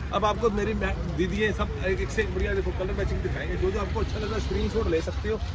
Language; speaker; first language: Hindi; non-native, local second language; Punjabi